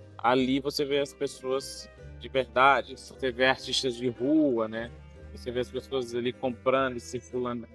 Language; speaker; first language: Portuguese; non-native, local second language; Kabuverdianu